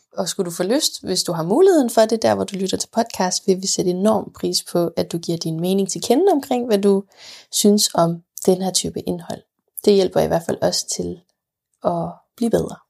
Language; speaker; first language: Danish; early bilingual, other home language; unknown